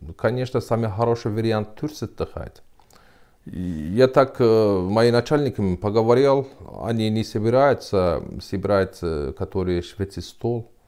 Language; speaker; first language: Russian; non-native, learner; Turkish